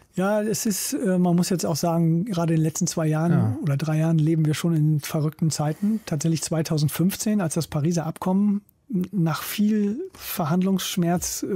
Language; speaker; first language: German; native; German